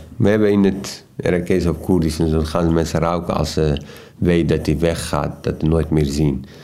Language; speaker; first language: Dutch; non-native, fluent; Arabic